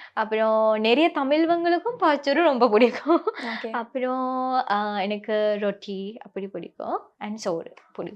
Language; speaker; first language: Tamil; non-native, local second language; Sinhala